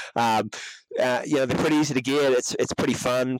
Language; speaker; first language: English; native; English